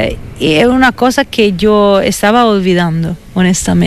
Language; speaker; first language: Spanish; non-native, fluent; Italian